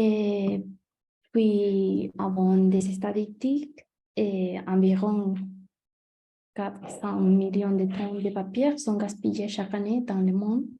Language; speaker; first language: French; non-native, learner; Spanish